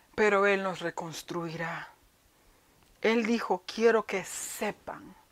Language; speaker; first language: Spanish; early bilingual, heritage; Spanish